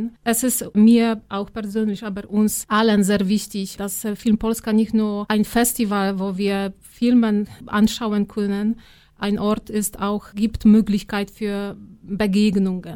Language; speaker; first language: German; non-native, fluent; Polish